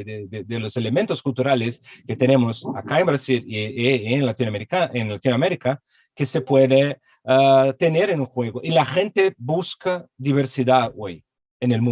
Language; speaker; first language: Spanish; non-native, fluent; Portuguese